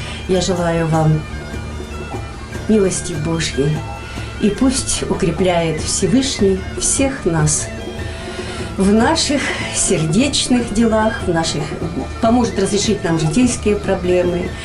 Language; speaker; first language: Russian; native; Russian